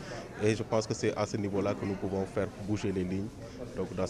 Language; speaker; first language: French; non-native, local second language; Wolof